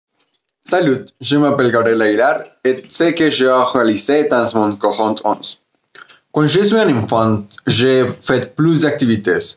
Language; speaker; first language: French; non-native, learner; Spanish